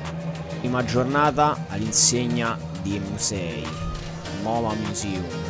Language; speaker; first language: Italian; native; Italian